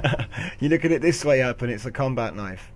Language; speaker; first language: English; native; English